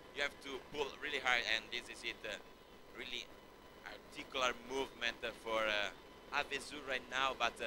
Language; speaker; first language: English; non-native, fluent; Italian